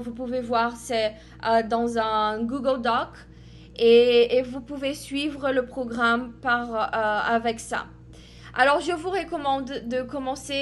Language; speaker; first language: French; non-native, fluent; Portuguese